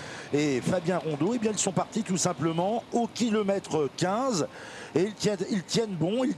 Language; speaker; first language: French; native; French